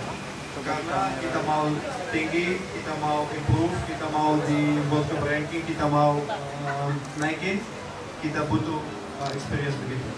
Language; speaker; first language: Indonesian; non-native, fluent; Dutch